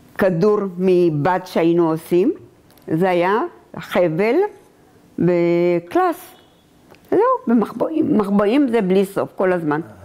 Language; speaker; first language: Hebrew; native; Hebrew